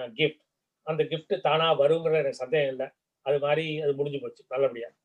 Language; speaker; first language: Tamil; native; Tamil